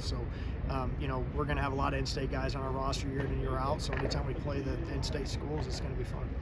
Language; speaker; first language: English; native; English